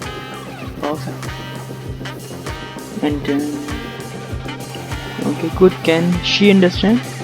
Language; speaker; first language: English; non-native, local second language; Punjabi